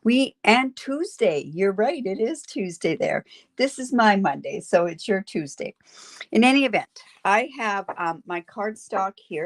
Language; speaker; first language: English; native; English